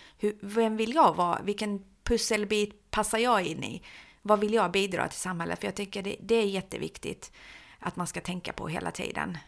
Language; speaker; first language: Swedish; early bilingual, other home language; Persian